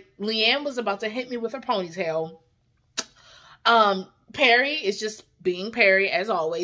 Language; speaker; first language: English; native; English